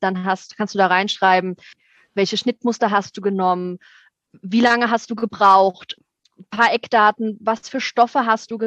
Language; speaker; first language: German; native; German